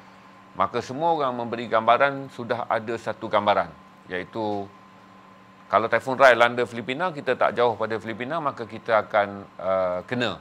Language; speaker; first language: Malay; native; Malay